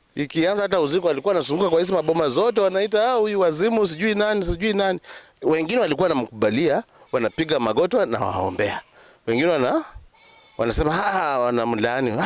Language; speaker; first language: Swahili; non-native, local second language; Luyia